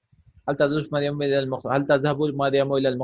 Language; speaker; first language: Arabic; non-native, fluent; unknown